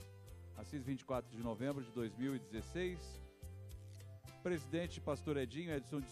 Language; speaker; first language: Portuguese; native; Portuguese